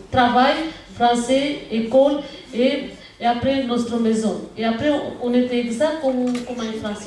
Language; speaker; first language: French; non-native, learner; Romanian